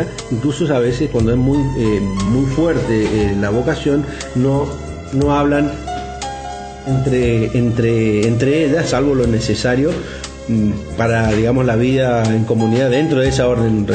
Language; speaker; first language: Spanish; native; Spanish